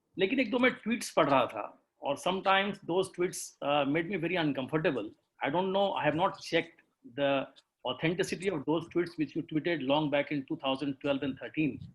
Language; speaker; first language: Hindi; native; Hindi